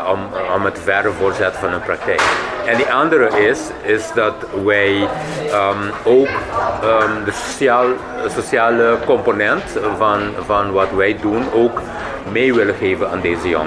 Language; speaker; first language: Dutch; non-native, local second language; Papiamento